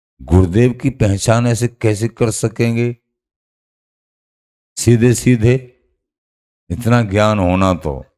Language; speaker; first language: Hindi; native; Hindi